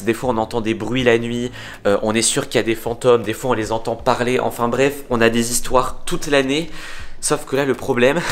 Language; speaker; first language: French; native; French